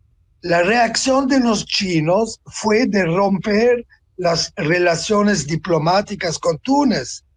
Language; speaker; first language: Spanish; non-native, fluent; Italian